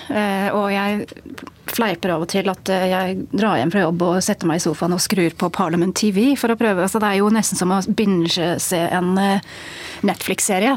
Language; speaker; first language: Norwegian; non-native, fluent; English